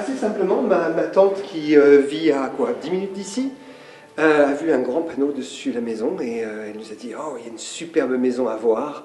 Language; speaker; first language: French; native; French